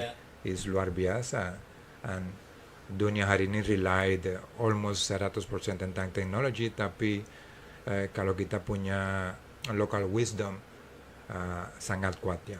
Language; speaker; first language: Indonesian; non-native, fluent; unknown